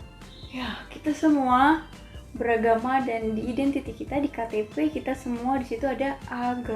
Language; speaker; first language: Indonesian; native; Indonesian